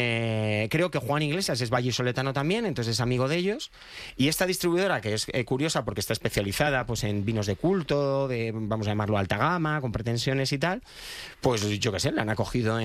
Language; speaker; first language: Spanish; native; Spanish